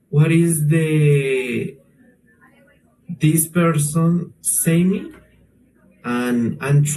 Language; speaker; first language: English; non-native, learner; Spanish